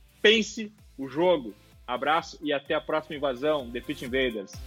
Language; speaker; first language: Portuguese; native; Portuguese